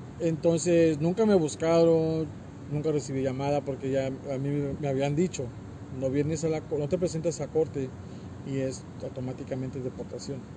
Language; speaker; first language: Spanish; early bilingual, heritage; Spanish